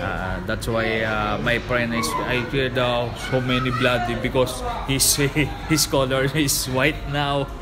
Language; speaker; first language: English; non-native, local second language; Filipino